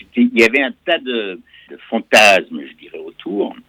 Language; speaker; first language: French; non-native, fluent; German